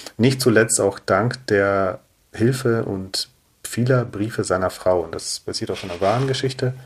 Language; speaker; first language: German; early bilingual, other home language; Russian